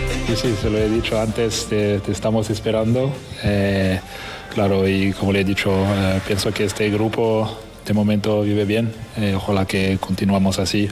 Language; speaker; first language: Spanish; non-native, fluent; French